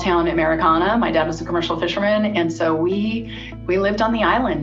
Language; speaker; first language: English; native; English